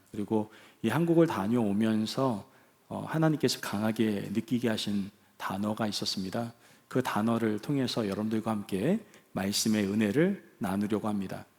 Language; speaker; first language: Korean; native; Korean